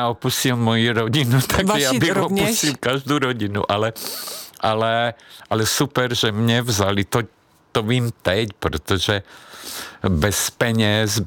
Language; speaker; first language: Czech; non-native, fluent; Hungarian